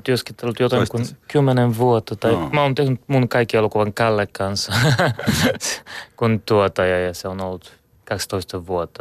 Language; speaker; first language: Finnish; non-native, learner; Bulgarian